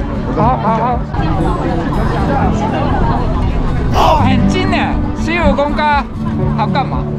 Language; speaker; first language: Chinese; non-native, learner; Japanese